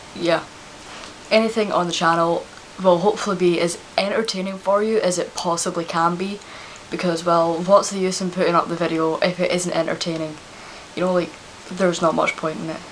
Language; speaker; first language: English; native; English